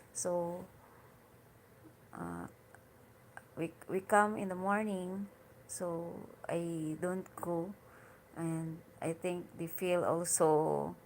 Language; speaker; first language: English; non-native, learner; Hiligaynon